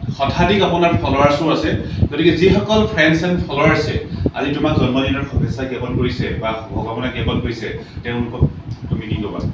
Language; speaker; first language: Assamese; non-native, local second language; Mising